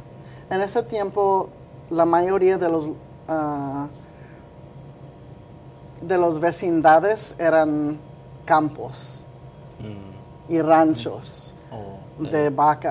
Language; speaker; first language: Spanish; early bilingual, heritage; Spanish